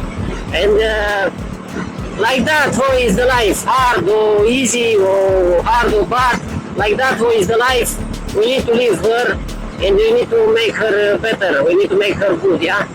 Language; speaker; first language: English; non-native, learner; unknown